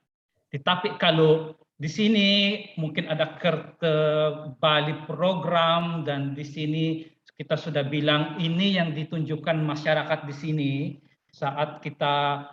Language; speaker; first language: Indonesian; non-native, fluent; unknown